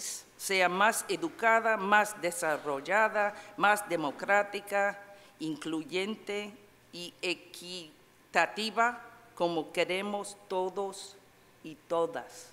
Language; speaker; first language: Spanish; non-native, fluent; English